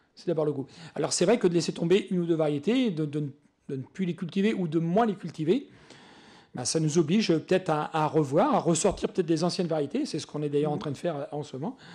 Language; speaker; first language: French; native; French